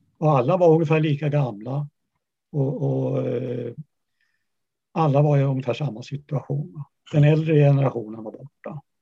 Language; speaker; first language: Swedish; early bilingual, other home language; Yiddish